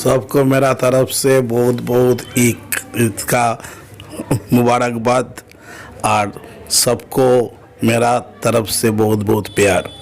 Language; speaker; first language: Hindi; non-native, local second language; Bangla